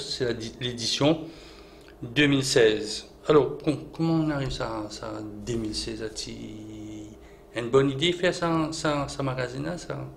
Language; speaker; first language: French; non-native, local second language; Morisyen